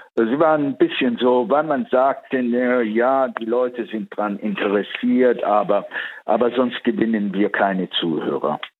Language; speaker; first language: German; early bilingual, heritage; Italian